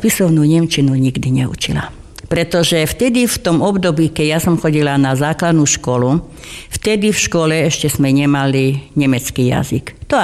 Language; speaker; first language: Slovak; non-native, local second language; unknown